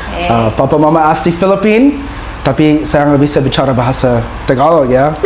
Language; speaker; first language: Indonesian; non-native, learner; English